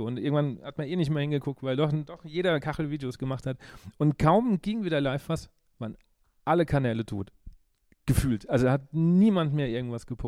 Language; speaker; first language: German; native; German